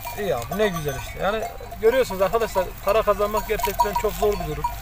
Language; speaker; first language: Turkish; native; Turkish